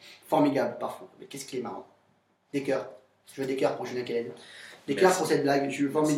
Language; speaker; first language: French; native; French